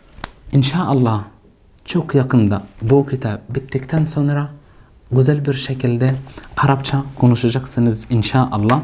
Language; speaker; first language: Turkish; non-native, fluent; Arabic